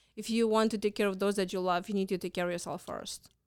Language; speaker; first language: English; non-native, fluent; Lithuanian